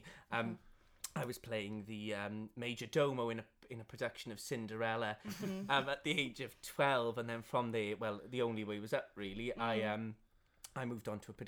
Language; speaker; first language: English; native; English